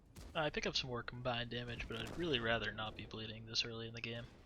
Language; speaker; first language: English; native; English